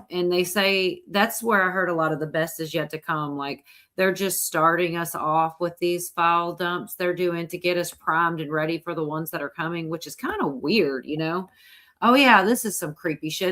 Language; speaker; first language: English; native; English